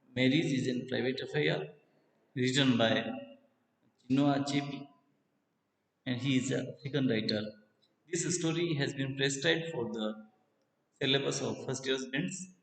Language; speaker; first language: English; non-native, local second language; Hindi